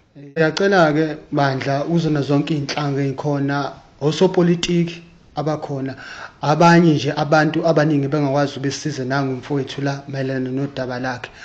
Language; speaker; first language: Zulu; native; Zulu